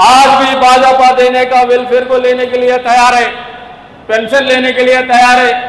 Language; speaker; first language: Hindi; non-native, local second language; Telugu